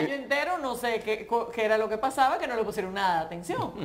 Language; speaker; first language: Spanish; native; Spanish